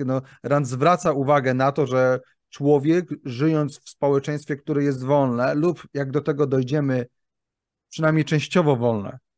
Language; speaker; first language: Polish; native; Polish